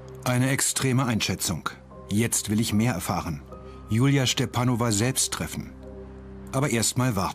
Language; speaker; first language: German; native; German